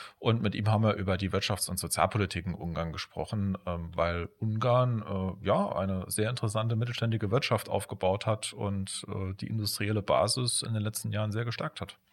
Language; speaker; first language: German; native; German